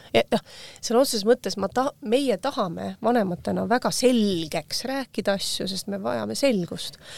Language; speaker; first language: Estonian; native; Estonian